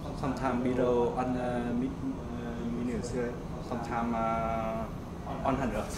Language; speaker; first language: English; non-native, learner; Vietnamese